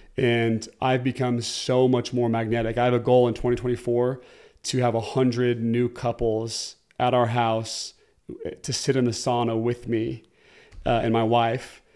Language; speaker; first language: English; native; English